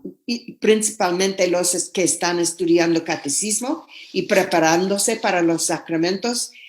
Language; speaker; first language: Spanish; non-native, fluent; English